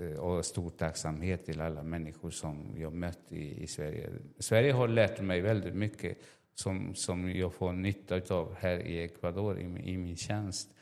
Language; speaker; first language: Swedish; non-native, fluent; Spanish